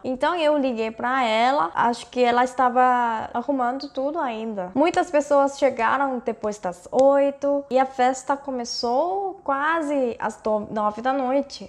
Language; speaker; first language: Portuguese; non-native, fluent; Korean